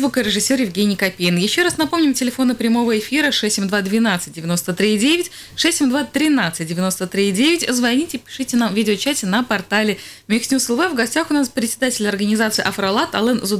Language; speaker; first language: Russian; native; Russian